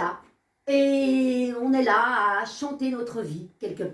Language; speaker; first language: French; native; French